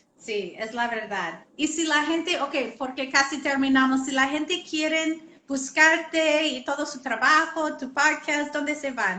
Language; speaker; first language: Spanish; non-native, learner; English